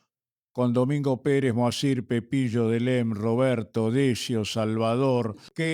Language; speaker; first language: Spanish; native; Spanish